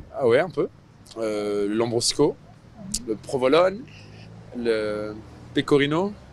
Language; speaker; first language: French; native; French